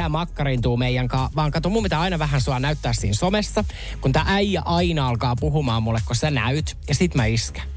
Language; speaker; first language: Finnish; native; Finnish